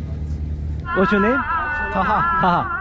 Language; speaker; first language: English; non-native, learner; Korean